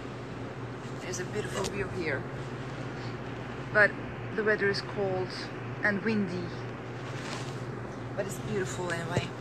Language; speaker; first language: English; non-native, fluent; Turkish